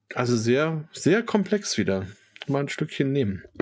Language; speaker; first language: German; native; German